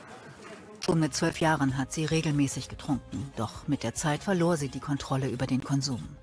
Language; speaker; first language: German; native; German